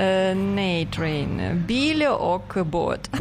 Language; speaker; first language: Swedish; non-native, learner; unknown